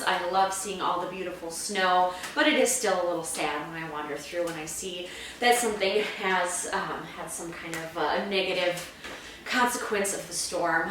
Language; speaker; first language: English; native; English